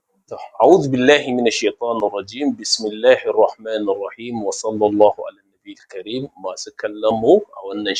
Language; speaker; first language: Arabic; non-native, fluent; Hausa